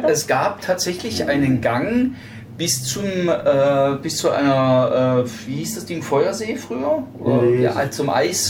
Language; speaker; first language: German; native; German